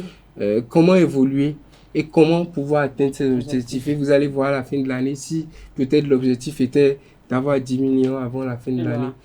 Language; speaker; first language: French; non-native, local second language; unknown